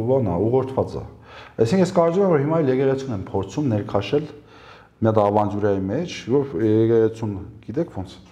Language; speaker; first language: Armenian; native; Armenian